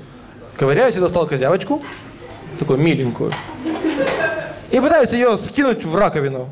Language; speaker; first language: Russian; native; Russian